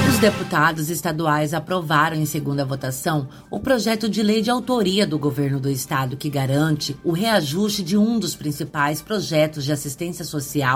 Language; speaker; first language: Portuguese; native; Portuguese